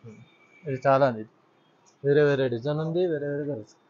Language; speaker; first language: Telugu; non-native, local second language; Urdu